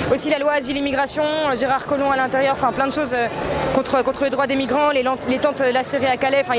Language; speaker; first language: French; native; French